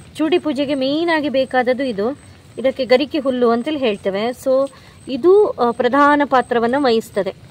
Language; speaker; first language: Kannada; non-native, local second language; Konkani